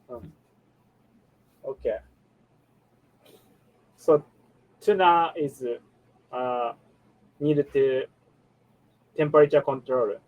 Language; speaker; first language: English; non-native, learner; Japanese